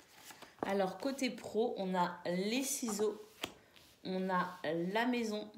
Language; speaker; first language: French; native; French